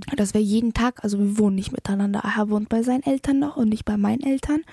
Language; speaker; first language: German; early bilingual, other home language; Polish